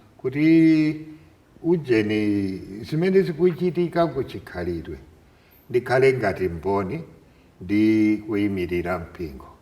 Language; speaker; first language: Nyanja; non-native, fluent; French